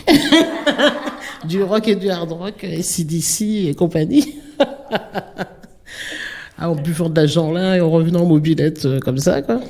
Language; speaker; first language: French; native; French